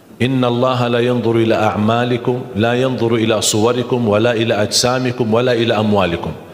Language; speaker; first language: Malay; non-native, fluent; Arabic